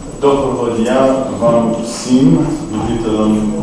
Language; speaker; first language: Ukrainian; early bilingual, heritage; Ukrainian